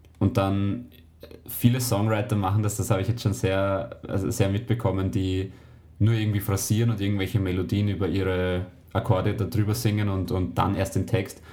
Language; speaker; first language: German; native; German